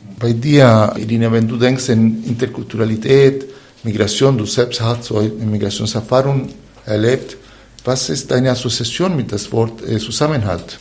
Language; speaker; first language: German; non-native, fluent; Spanish